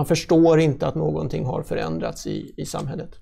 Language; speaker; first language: Swedish; native; Swedish